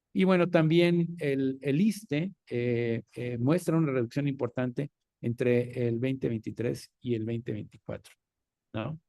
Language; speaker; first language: Spanish; native; Spanish